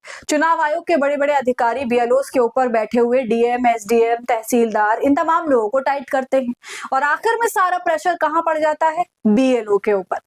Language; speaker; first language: Hindi; native; Hindi